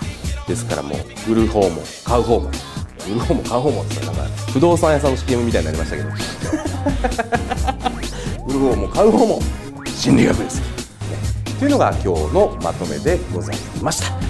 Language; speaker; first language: Japanese; native; Japanese